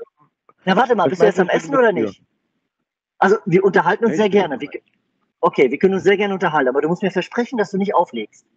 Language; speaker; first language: German; native; German